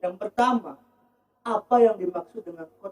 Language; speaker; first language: Indonesian; native; Indonesian